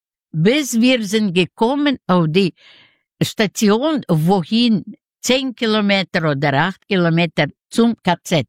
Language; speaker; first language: German; non-native, learner; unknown